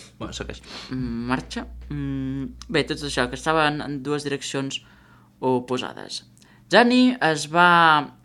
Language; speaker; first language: Catalan; native; Catalan